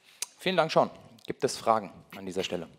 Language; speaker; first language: German; native; German